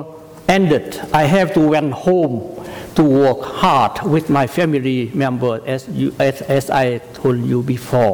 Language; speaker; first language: English; non-native, learner; Vietnamese